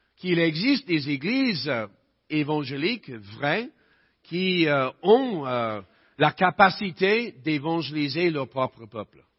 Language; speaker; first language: French; non-native, fluent; English